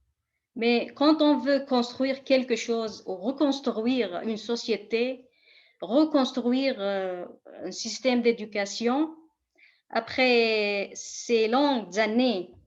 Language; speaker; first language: French; non-native, fluent; Kurdish